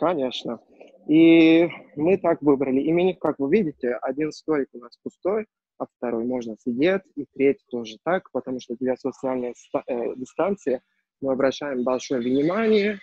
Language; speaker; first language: Russian; non-native, learner; Turkish